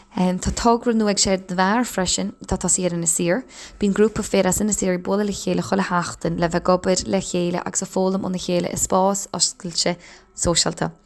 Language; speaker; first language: Irish; native; Irish